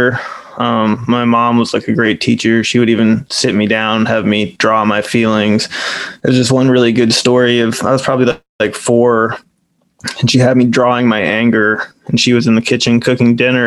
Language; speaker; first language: English; native; English